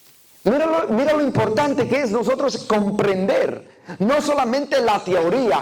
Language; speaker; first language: Spanish; native; Spanish